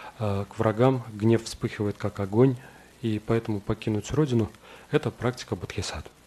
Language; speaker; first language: Russian; native; Russian